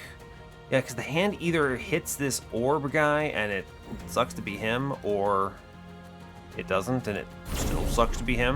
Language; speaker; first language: English; native; English